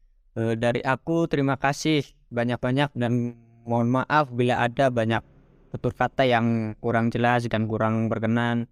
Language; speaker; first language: Indonesian; native; Indonesian